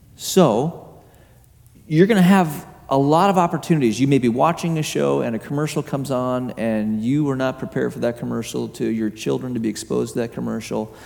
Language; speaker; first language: English; native; English